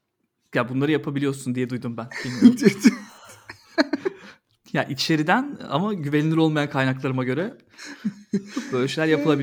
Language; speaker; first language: Turkish; native; Turkish